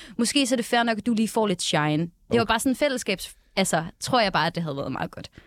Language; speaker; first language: Danish; native; Danish